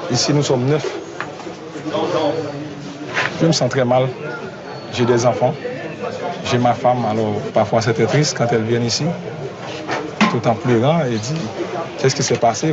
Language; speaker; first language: French; non-native, local second language; Haitian Creole